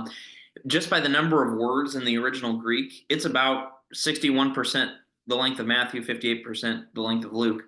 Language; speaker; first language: English; native; English